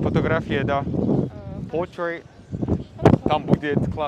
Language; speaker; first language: Russian; non-native, learner; English